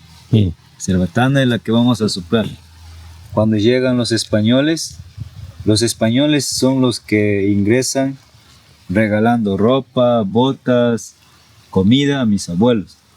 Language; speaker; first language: Spanish; non-native, local second language; Quechua